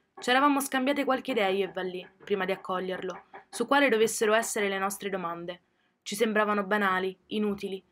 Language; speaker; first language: Italian; native; Italian